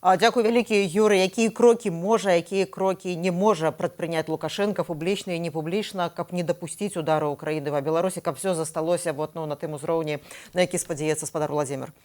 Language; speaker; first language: Belarusian; native; Belarusian